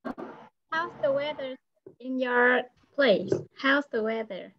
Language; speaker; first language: English; non-native, fluent; Vietnamese